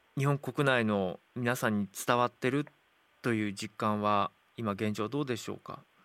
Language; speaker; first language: Japanese; native; Japanese